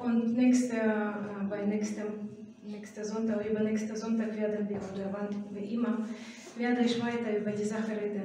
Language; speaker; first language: German; non-native, fluent; Russian